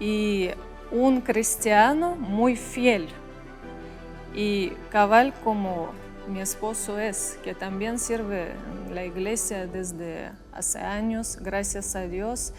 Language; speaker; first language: Spanish; non-native, fluent; Russian